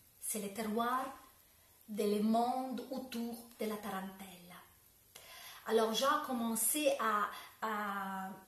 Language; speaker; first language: French; non-native, learner; Italian